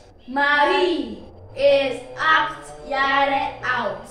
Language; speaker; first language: German; non-native, learner; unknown